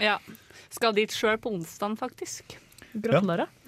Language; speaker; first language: Norwegian; native; Norwegian